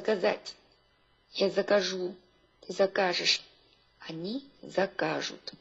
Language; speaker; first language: Russian; non-native, fluent; Chinese